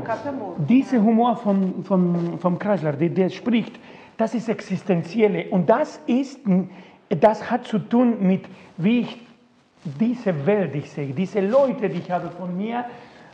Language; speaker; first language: German; non-native, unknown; Spanish